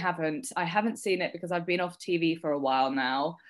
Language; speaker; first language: English; native; English